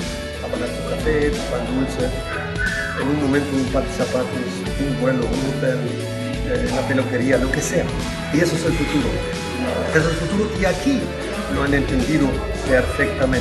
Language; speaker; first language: Spanish; non-native, fluent; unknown